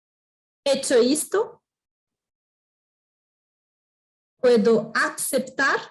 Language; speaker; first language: Spanish; non-native, fluent; Portuguese